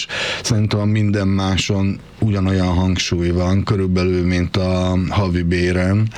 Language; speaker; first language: Hungarian; native; Hungarian